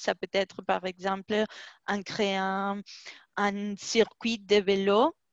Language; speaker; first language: French; non-native, fluent; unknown